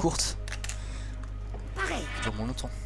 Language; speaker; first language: French; native; French